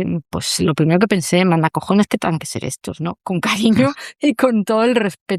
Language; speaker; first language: Spanish; native; Spanish